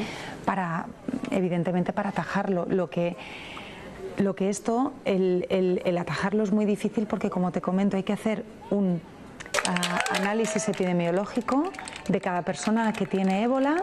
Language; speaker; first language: Spanish; native; Spanish